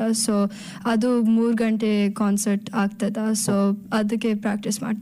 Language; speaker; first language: Kannada; early bilingual, heritage; Kannada